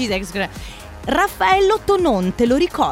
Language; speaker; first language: Italian; native; Italian